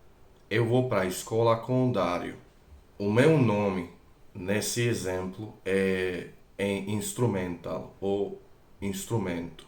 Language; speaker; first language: Portuguese; non-native, fluent; Croatian